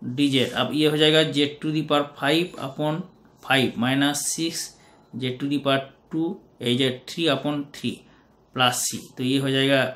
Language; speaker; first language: Hindi; non-native, local second language; Bangla